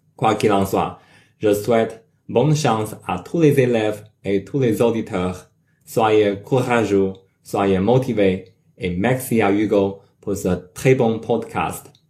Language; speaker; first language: French; non-native, learner; Chinese